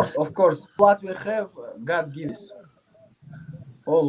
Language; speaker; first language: English; non-native, learner; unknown